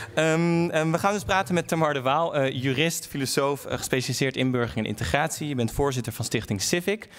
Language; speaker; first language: Dutch; native; Dutch